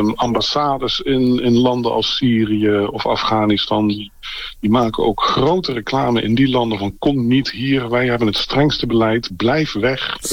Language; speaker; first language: Dutch; native; Dutch